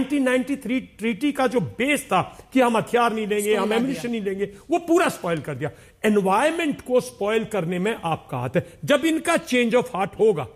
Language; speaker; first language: Hindi; native; Hindi